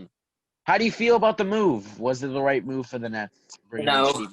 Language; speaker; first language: English; native; English